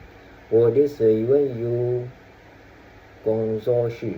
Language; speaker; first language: Chinese; non-native, learner; Malay